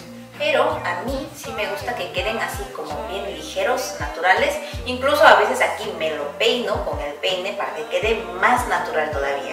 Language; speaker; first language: Spanish; non-native, fluent; Korean